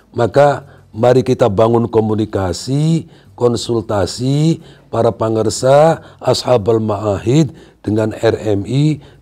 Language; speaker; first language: Indonesian; non-native, local second language; Sundanese